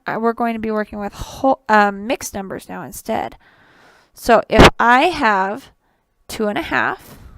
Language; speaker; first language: English; native; English